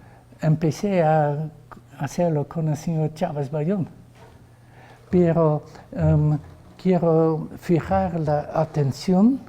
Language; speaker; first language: Spanish; non-native, fluent; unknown